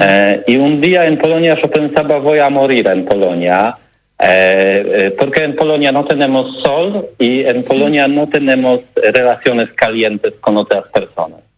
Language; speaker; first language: Spanish; non-native, learner; Polish